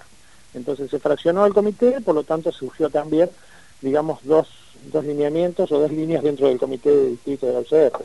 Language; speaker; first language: Spanish; native; Spanish